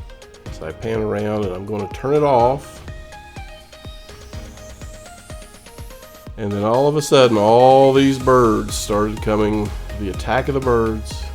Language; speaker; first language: English; native; English